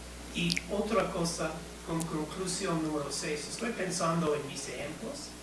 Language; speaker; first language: Spanish; non-native, fluent; English